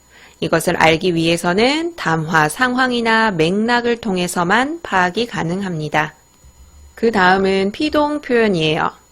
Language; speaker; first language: Korean; native; Korean